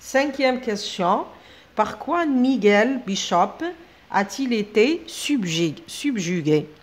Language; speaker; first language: French; non-native, local second language; Arabic